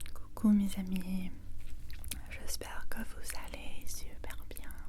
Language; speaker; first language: French; non-native, fluent; English